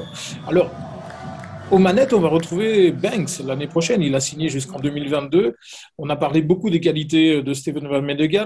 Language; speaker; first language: French; native; French